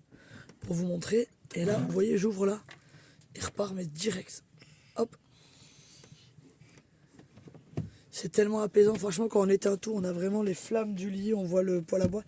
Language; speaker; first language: French; native; French